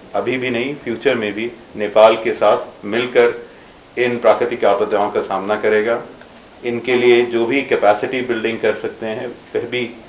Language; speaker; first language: Hindi; native; Hindi